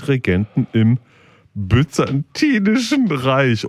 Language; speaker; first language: German; native; German